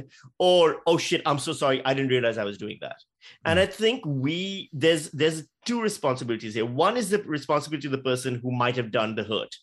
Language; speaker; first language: English; non-native, local second language; Urdu